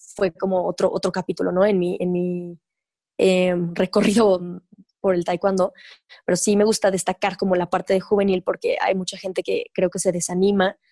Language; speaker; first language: Spanish; native; Spanish